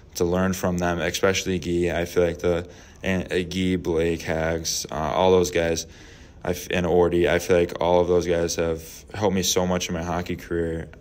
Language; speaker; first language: English; native; English